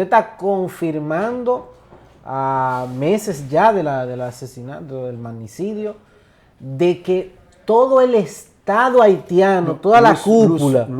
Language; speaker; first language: Spanish; native; Spanish